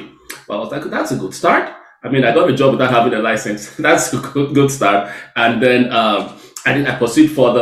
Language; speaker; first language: English; non-native, local second language; Yoruba